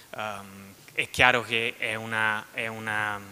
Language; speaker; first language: Italian; native; Italian